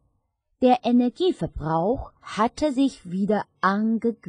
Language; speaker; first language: German; non-native, fluent; Chinese